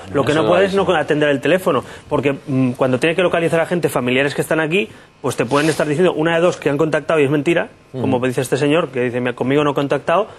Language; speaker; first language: Spanish; native; Spanish